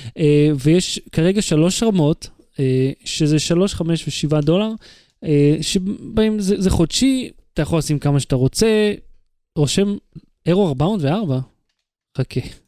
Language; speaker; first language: Hebrew; native; Hebrew